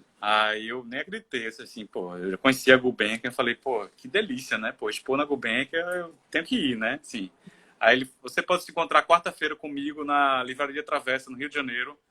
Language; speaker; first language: Portuguese; native; Portuguese